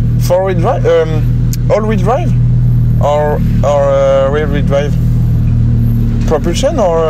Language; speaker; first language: English; non-native, learner; French